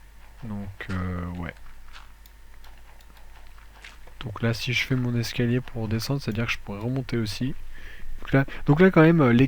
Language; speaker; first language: French; native; French